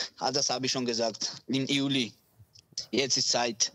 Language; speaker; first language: German; non-native, learner; Georgian